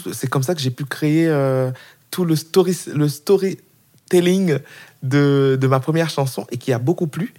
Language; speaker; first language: French; non-native, local second language; Haitian Creole